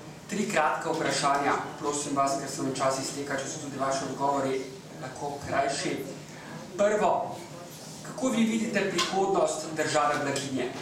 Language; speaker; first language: Slovenian; native; Slovenian